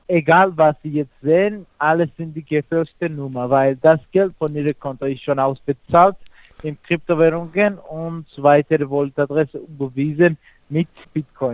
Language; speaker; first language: German; non-native, fluent; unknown